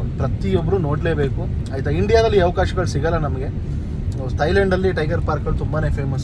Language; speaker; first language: Kannada; native; Kannada